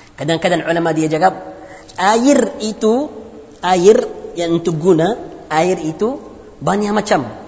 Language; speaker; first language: Indonesian; non-native, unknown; Arabic